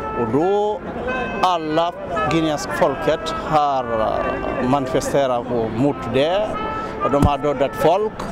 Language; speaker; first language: Swedish; non-native, learner; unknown